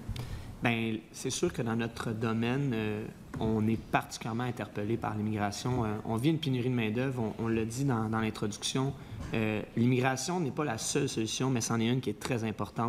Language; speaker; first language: French; native; French